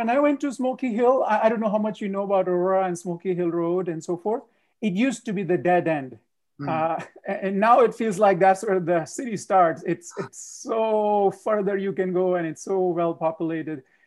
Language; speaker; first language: English; non-native, local second language; Punjabi